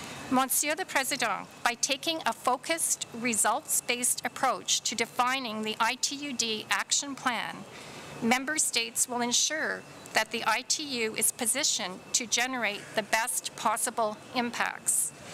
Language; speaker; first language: English; native; English